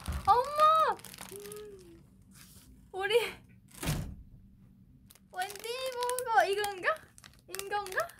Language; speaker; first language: Korean; non-native, fluent; Chinese